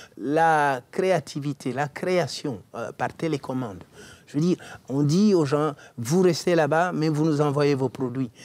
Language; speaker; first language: French; non-native, local second language; Wolof